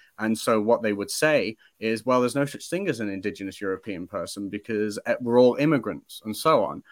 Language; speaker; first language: English; native; English